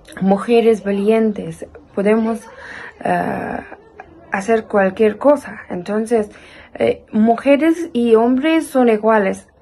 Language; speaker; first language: Spanish; non-native, learner; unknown